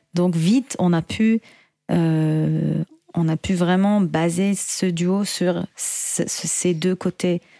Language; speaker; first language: French; non-native, fluent; Arabic